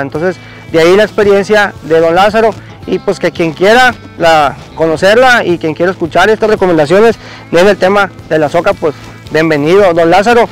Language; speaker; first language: Spanish; native; Spanish